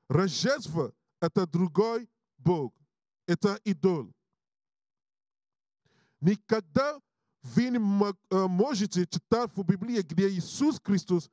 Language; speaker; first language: Russian; non-native, learner; English